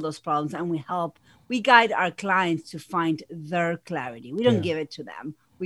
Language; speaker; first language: English; non-native, fluent; Spanish